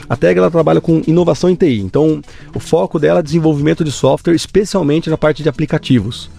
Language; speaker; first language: Portuguese; native; Portuguese